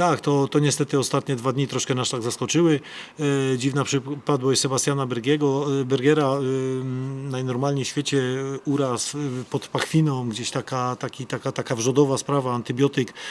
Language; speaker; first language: Polish; native; Polish